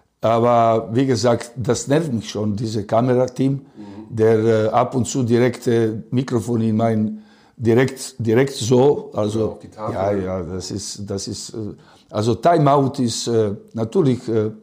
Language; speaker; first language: German; non-native, learner; Serbian